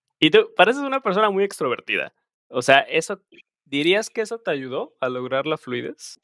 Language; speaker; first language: Spanish; native; Spanish